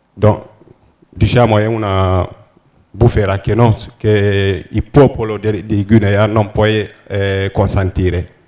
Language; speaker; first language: Italian; non-native, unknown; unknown